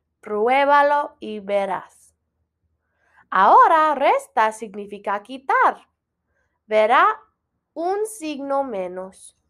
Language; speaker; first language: Spanish; non-native, fluent; English